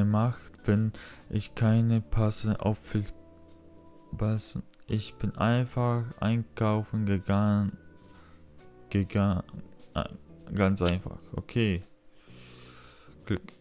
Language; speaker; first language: German; non-native, learner; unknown